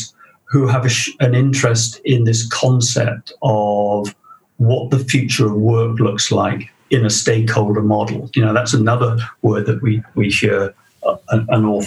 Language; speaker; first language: English; native; English